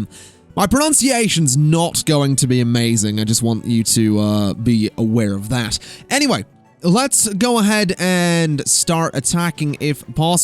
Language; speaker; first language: English; native; English